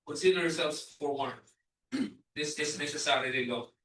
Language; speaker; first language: English; non-native, local second language; Filipino